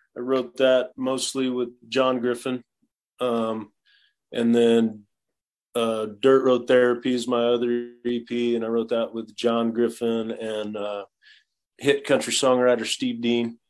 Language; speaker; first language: English; native; English